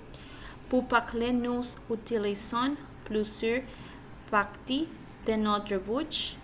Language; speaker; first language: French; non-native, learner; Spanish